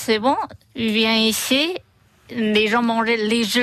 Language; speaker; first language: French; non-native, learner; Chinese